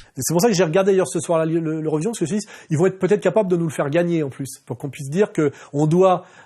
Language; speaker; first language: French; native; French